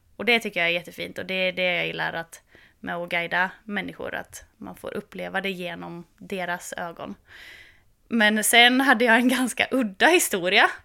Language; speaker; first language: Swedish; native; Swedish